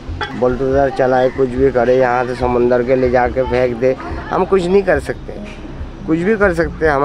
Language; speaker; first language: Hindi; non-native, fluent; Rohingya